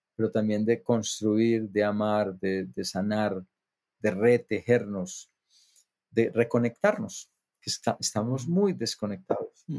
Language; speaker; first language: Spanish; native; Spanish